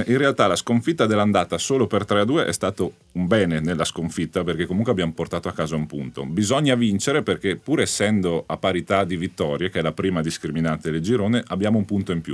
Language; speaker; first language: Italian; native; Italian